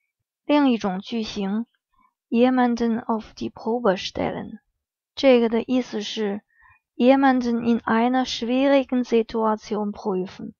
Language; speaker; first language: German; non-native, fluent; Chinese